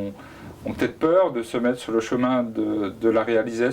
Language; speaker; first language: French; native; French